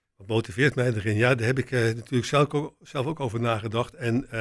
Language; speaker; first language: Dutch; native; Dutch